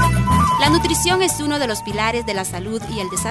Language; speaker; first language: Spanish; native; Spanish